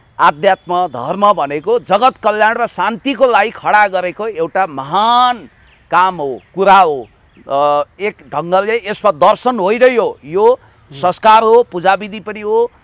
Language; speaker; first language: Nepali; native; Nepali